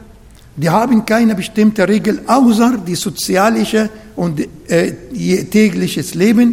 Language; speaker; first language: German; non-native, learner; Arabic